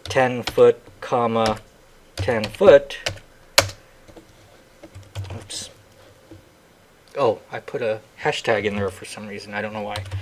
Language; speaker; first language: English; native; English